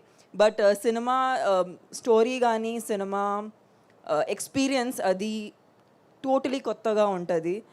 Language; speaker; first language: Telugu; non-native, local second language; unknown